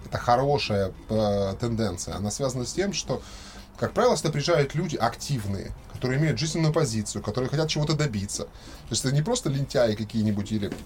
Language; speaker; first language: Russian; native; Russian